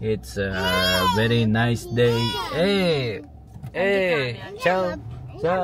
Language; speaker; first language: English; non-native, local second language; Filipino